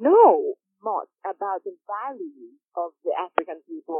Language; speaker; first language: English; non-native, local second language; Igbo